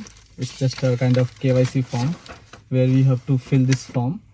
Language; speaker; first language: English; non-native, local second language; Hindi